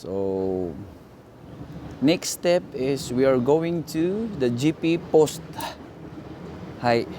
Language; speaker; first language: English; non-native, local second language; Cebuano